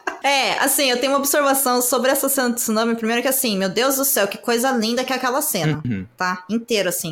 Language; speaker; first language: Portuguese; native; Portuguese